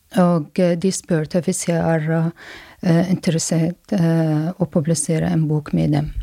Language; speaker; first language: Norwegian; non-native, learner; Arabic